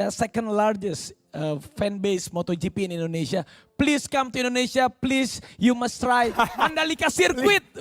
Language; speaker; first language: English; non-native, learner; Indonesian